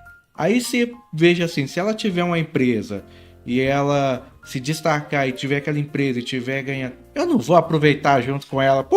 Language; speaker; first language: Portuguese; native; Portuguese